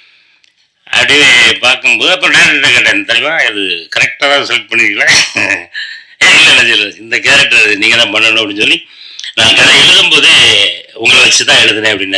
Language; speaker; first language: Tamil; native; Tamil